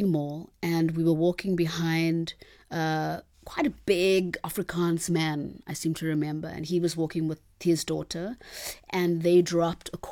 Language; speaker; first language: English; non-native, local second language; Xhosa